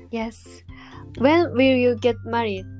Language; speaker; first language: English; non-native, learner; Japanese